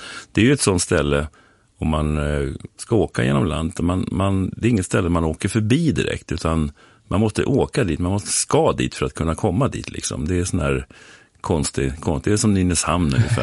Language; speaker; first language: Swedish; native; Swedish